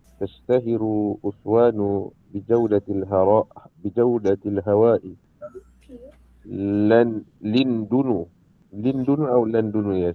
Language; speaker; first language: Arabic; non-native, learner; Malay